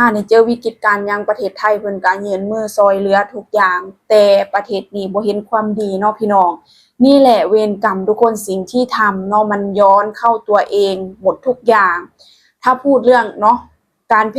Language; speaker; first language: Thai; non-native, local second language; Lao